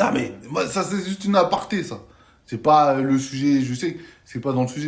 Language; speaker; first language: French; native; French